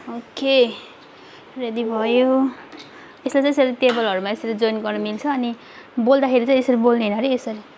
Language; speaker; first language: Nepali; native; Nepali